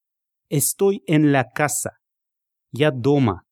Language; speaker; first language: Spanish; non-native, fluent; Russian